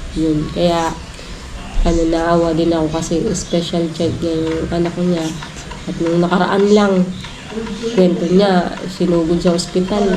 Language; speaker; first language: Filipino; native; Filipino